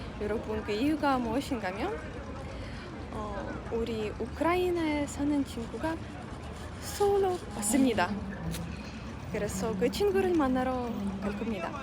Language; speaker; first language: Korean; non-native, learner; Ukrainian